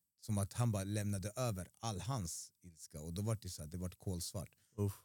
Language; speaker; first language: Swedish; early bilingual, other home language; Spanish